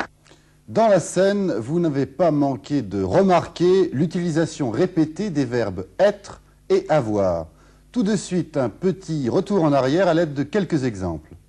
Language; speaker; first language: French; native; French